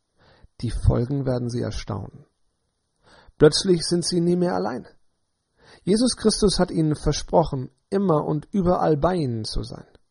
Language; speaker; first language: German; native; German